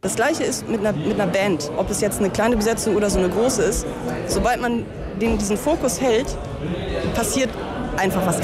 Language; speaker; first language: German; native; German